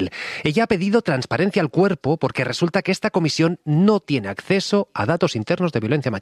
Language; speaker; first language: Spanish; native; Spanish